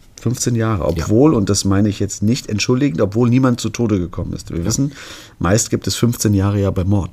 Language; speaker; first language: German; native; German